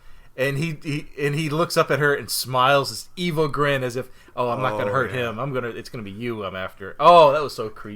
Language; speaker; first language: English; native; English